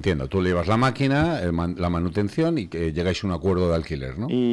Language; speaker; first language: Spanish; native; Spanish